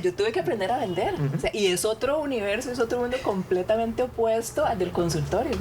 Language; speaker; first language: Spanish; native; Spanish